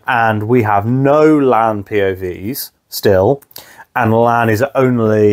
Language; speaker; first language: English; native; English